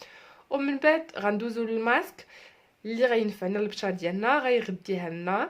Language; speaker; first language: Arabic; native; Arabic